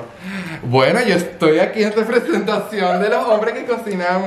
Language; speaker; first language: Spanish; native; Spanish